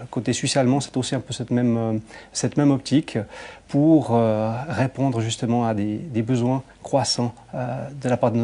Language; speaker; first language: French; native; French